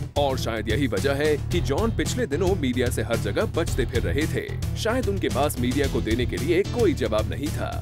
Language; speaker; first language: Hindi; native; Hindi